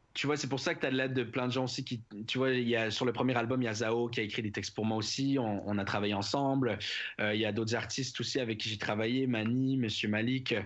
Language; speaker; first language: French; native; French